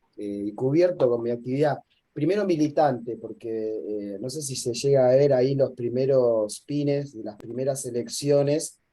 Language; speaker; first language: Spanish; native; Spanish